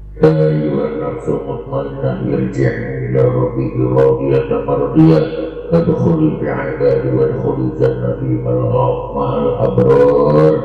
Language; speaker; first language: Arabic; non-native, fluent; Sundanese